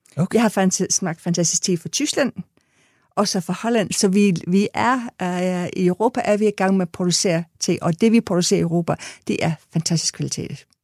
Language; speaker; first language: Danish; non-native, fluent; English